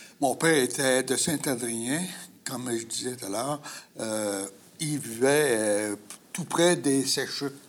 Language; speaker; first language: French; native; French